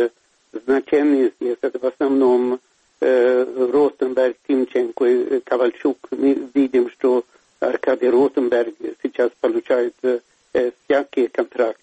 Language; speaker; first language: Russian; non-native, fluent; Swedish